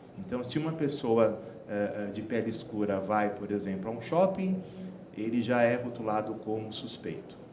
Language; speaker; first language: Portuguese; native; Portuguese